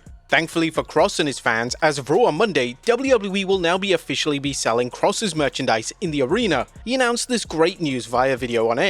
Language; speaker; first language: English; native; English